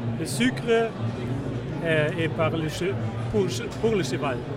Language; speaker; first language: French; non-native, learner; German